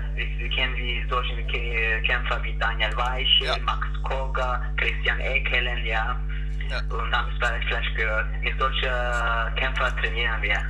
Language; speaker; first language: German; non-native, learner; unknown